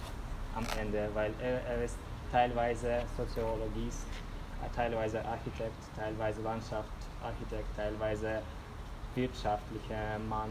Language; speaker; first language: German; non-native, fluent; Russian